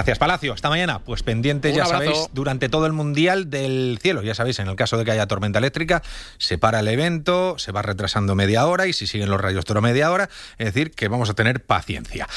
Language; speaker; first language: Spanish; native; Spanish